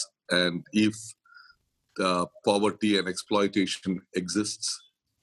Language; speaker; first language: English; non-native, local second language; Malayalam